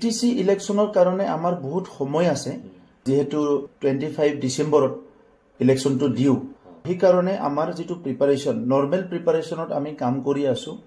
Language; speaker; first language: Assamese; non-native, local second language; Bodo